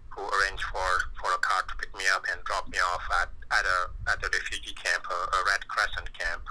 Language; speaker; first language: English; non-native, fluent; French